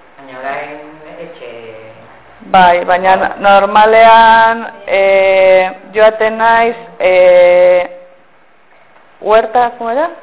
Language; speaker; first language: Basque; non-native, local second language; Spanish